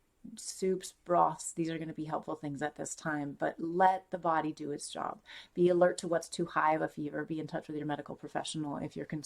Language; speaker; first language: English; native; English